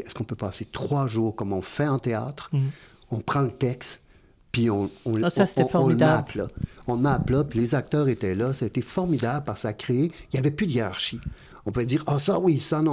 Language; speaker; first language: French; native; French